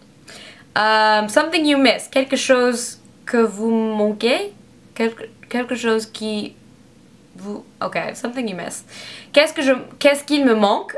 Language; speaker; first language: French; non-native, learner; English